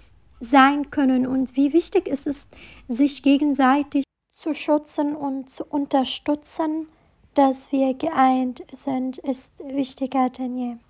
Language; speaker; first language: German; non-native, fluent; Arabic